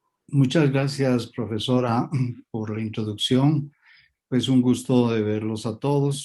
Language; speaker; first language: Spanish; native; Spanish